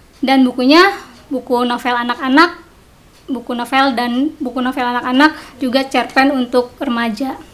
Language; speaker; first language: Indonesian; non-native, local second language; Sundanese